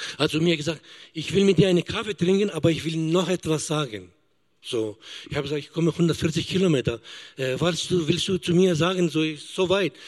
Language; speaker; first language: German; non-native, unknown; Greek